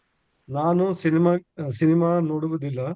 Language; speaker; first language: Kannada; non-native, learner; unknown